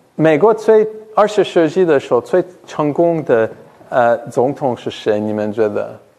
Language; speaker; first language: Chinese; non-native, fluent; English